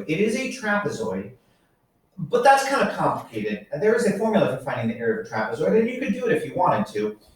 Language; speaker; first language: English; native; English